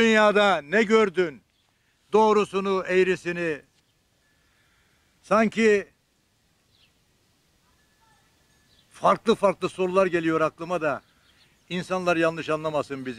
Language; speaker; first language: Turkish; native; Turkish